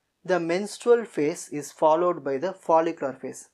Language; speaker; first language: English; non-native, local second language; Tamil